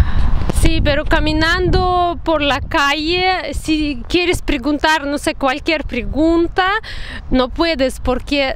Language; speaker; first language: Spanish; non-native, fluent; Russian